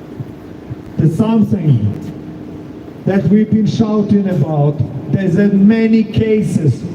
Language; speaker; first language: English; non-native, fluent; Ukrainian